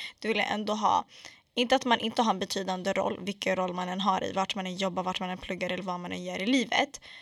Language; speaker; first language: Swedish; early bilingual, other home language; Arabic